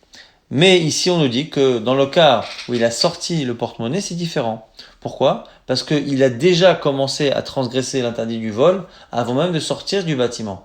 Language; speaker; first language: French; native; French